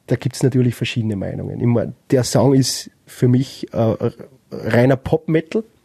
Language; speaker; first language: German; native; German